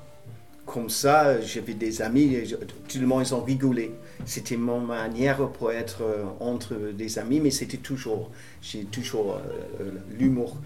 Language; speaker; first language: French; non-native, fluent; English